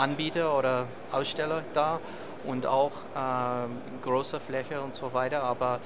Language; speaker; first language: German; non-native, learner; English